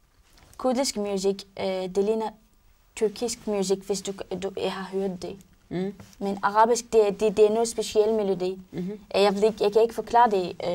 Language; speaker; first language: Danish; non-native, learner; Arabic